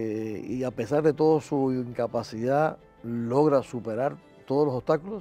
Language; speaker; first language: Spanish; native; Spanish